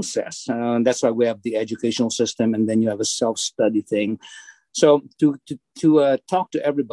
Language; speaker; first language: English; non-native, local second language; Filipino